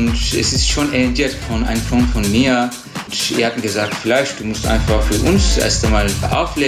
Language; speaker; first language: German; non-native, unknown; Turkish